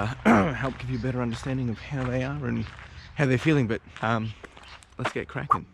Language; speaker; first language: English; native; English